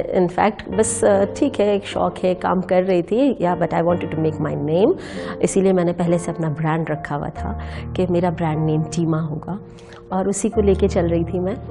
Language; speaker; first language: Urdu; native; Urdu